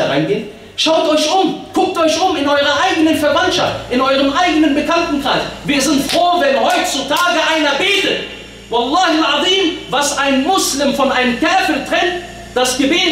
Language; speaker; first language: German; early bilingual, other home language; Arabic